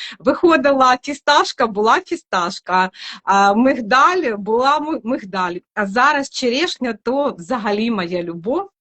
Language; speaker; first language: Ukrainian; non-native, local second language; Russian